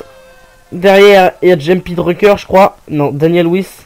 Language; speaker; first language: French; native; French